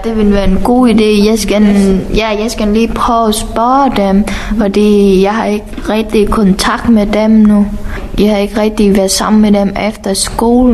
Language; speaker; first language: Danish; non-native, fluent; Vietnamese